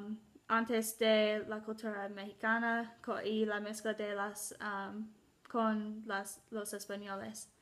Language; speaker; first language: Spanish; non-native, learner; English